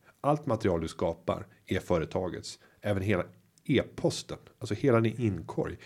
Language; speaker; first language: Swedish; native; Swedish